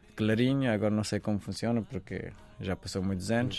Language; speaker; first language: Portuguese; non-native, fluent; Persian